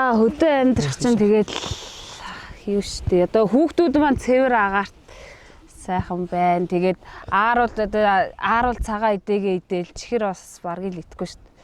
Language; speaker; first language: Mongolian; native; Mongolian